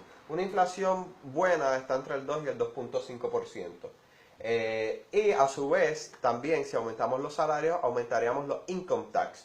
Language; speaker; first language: Spanish; native; Spanish